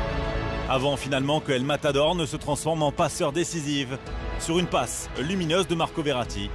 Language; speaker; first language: French; native; French